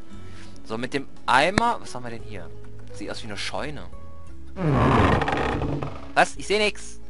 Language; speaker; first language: German; native; German